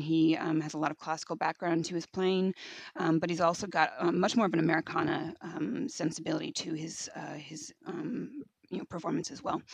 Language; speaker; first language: English; native; English